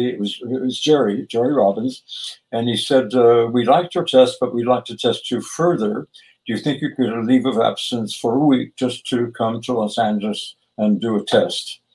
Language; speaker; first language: English; native; English